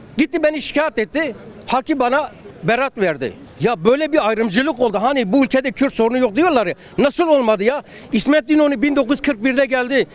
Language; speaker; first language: Turkish; non-native, local second language; Kurdish